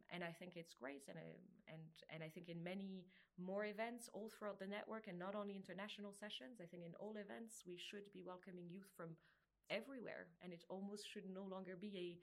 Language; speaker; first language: English; non-native, fluent; French